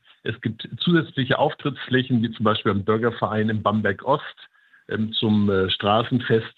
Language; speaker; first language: German; native; German